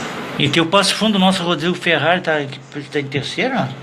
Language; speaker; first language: Portuguese; native; Portuguese